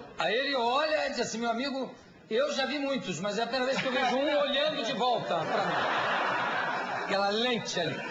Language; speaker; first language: Portuguese; native; Portuguese